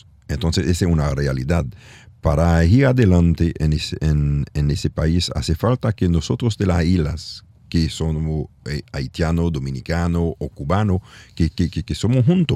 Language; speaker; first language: Spanish; non-native, learner; French